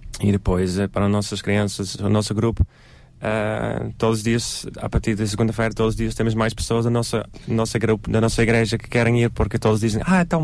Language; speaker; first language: Portuguese; non-native, learner; Dutch